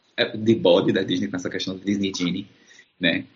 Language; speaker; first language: Portuguese; native; Portuguese